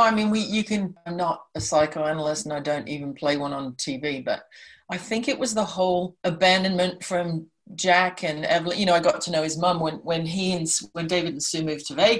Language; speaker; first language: English; native; English